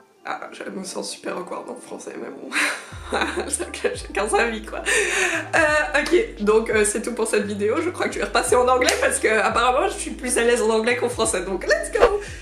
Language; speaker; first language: French; native; French